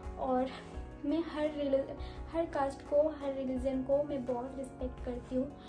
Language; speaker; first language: Hindi; non-native, local second language; Bangla